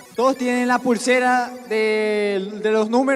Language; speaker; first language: Spanish; native; Spanish